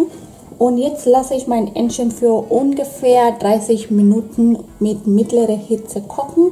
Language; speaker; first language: German; non-native, fluent; Swahili